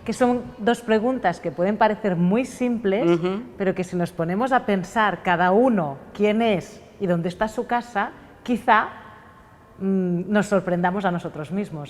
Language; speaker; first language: Spanish; non-native, local second language; Catalan